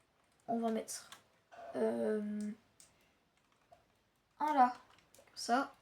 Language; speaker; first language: French; native; French